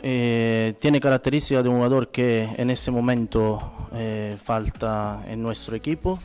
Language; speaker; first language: Spanish; non-native, fluent; Italian